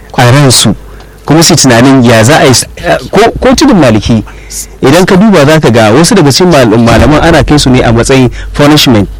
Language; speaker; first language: Hausa; native; Hausa